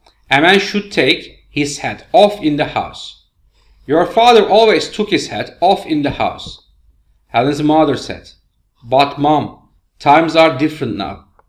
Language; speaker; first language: English; non-native, fluent; Turkish